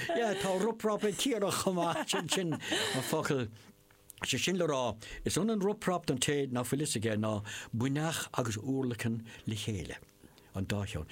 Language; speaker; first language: Irish; non-native, local second language; English